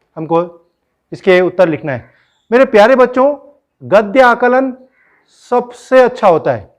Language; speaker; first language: Hindi; non-native, local second language; Marathi